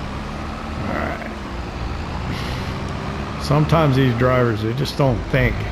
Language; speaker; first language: English; native; English